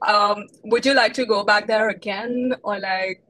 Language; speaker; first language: English; non-native, local second language; Hindi